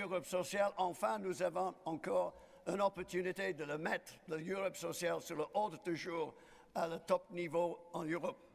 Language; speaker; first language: French; non-native, fluent; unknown